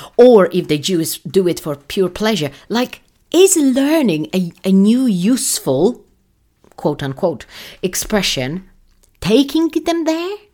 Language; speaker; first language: English; non-native, fluent; Polish